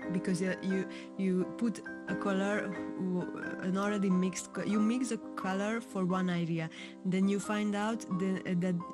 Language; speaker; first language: English; non-native, fluent; Hungarian